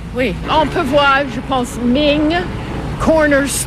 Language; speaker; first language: French; non-native, fluent; English